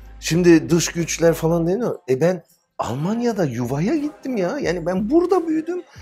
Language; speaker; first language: Turkish; early bilingual, heritage; Turkish